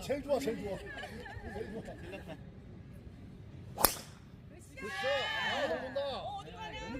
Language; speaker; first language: Korean; native; Korean